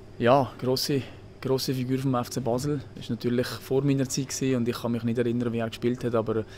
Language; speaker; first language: German; native; German